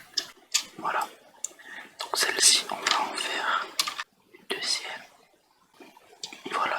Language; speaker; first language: French; native; French